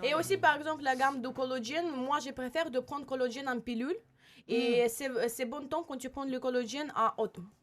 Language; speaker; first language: French; non-native, learner; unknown